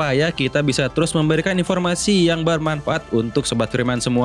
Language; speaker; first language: Indonesian; native; Indonesian